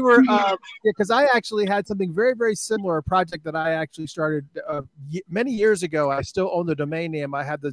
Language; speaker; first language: English; native; English